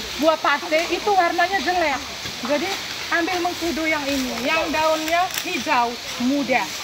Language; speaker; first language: Indonesian; non-native, local second language; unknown